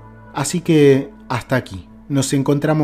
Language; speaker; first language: Spanish; native; Spanish